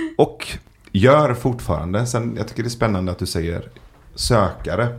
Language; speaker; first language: Swedish; early bilingual, other home language; Persian